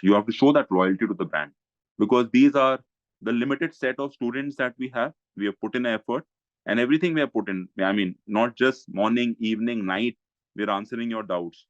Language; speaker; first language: English; non-native, local second language; Hindi